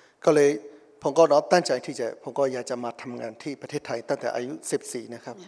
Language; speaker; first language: Thai; non-native, fluent; Burmese